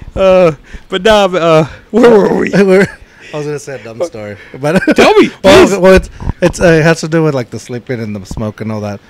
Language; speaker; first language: English; native; English